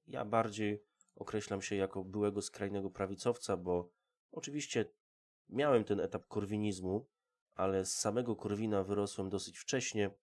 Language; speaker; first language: Polish; native; Polish